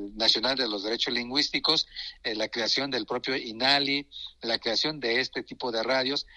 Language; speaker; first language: Spanish; non-native, local second language; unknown